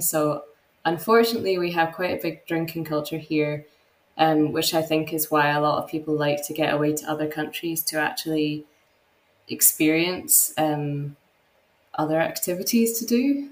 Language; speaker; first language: English; native; English